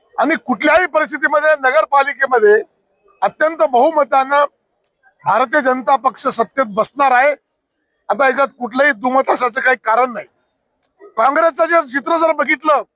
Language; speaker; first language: Marathi; native; Marathi